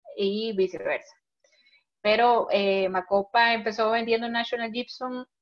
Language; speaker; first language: Spanish; native; Spanish